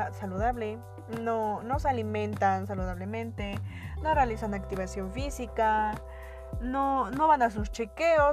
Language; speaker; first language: Spanish; native; Spanish